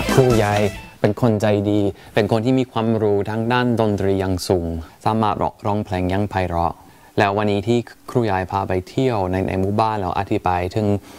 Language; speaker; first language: Thai; non-native, fluent; English